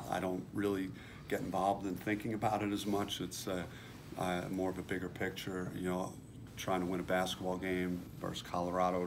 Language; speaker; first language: English; native; English